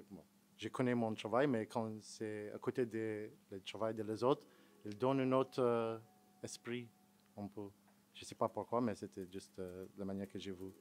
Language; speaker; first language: French; non-native, fluent; English